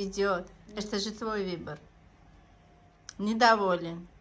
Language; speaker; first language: Russian; non-native, local second language; Tajik